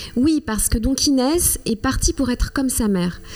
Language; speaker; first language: French; non-native, local second language; Kinyarwanda